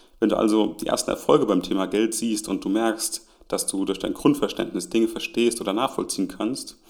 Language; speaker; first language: German; native; German